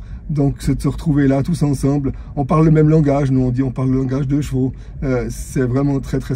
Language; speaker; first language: French; native; French